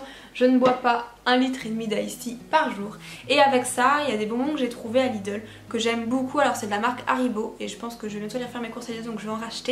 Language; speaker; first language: French; native; French